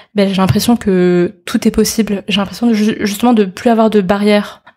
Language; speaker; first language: French; native; French